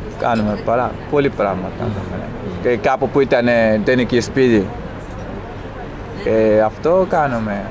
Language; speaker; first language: Greek; non-native, learner; Wolof